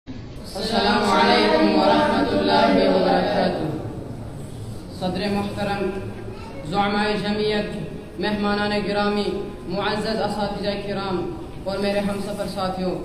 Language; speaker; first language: Hindi; native; Hindi